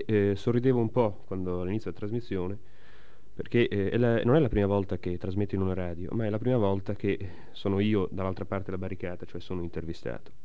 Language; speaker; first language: Italian; native; Italian